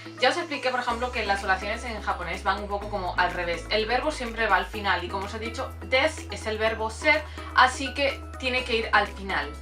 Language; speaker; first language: Spanish; native; Spanish